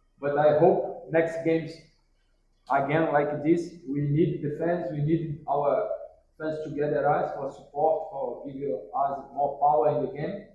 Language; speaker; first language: English; non-native, learner; Portuguese